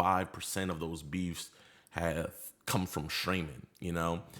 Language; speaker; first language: English; native; English